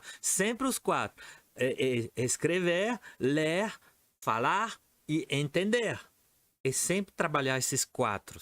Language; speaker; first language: Portuguese; non-native, fluent; French